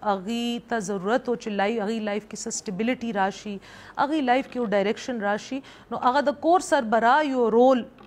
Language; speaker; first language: Pashto; non-native, local second language; Northern Hindko